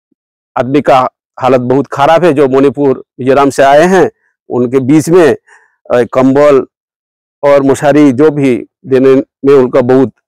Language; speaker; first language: Hindi; non-native, local second language; Bangla